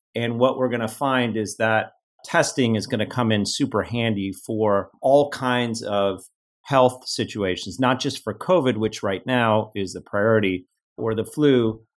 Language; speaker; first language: English; native; English